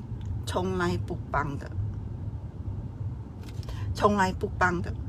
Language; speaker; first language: Chinese; non-native, fluent; Burmese